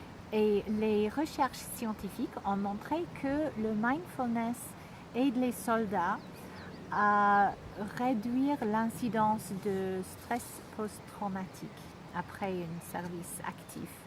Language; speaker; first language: French; non-native, fluent; English